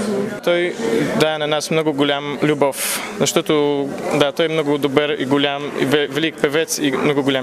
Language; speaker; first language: Bulgarian; early bilingual, heritage; Polish